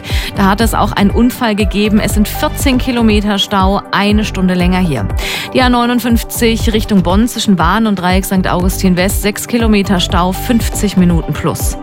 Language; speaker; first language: German; native; German